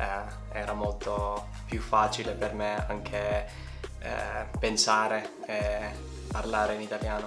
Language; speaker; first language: Italian; non-native, learner; Finnish